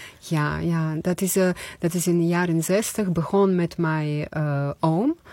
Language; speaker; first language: Dutch; non-native, fluent; Croatian